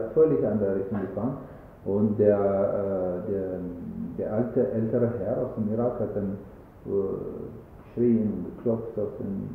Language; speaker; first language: German; non-native, learner; Arabic